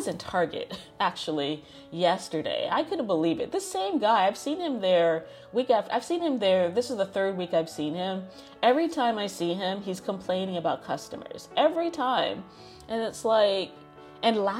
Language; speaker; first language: English; native; English